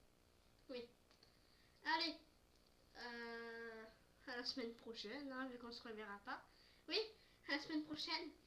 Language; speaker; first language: French; native; French